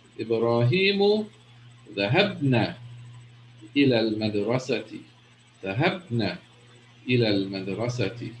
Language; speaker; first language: Arabic; non-native, fluent; English